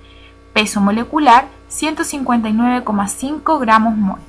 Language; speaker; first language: Spanish; native; Spanish